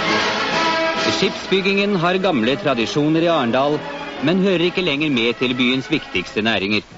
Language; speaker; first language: Norwegian; native; Norwegian